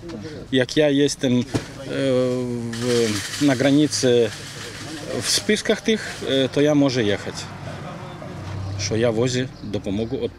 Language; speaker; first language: Polish; non-native, learner; Ukrainian